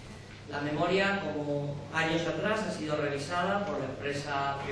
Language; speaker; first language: Spanish; native; Spanish